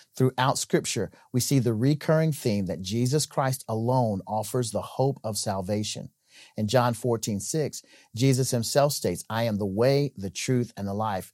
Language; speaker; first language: English; native; English